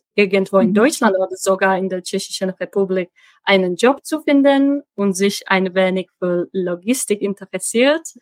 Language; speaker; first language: German; non-native, fluent; Czech